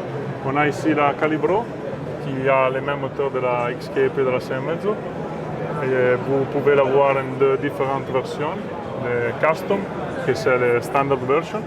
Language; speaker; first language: French; non-native, fluent; Italian